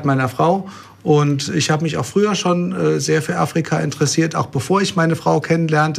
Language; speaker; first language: German; native; German